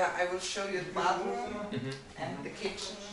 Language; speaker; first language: English; non-native, learner; German